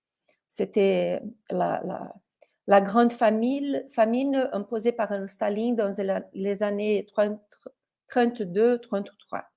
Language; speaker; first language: French; non-native, fluent; Portuguese